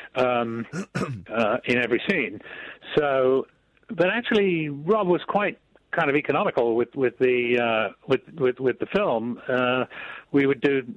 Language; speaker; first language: English; native; English